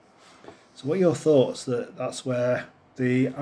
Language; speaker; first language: English; native; English